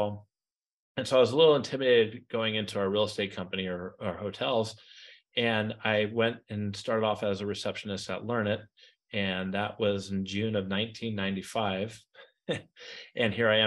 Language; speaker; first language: English; native; English